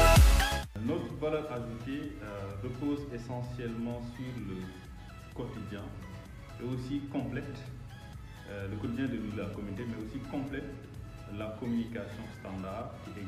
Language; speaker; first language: French; non-native, local second language; Wolof